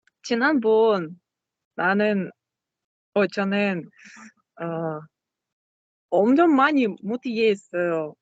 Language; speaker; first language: Korean; non-native, learner; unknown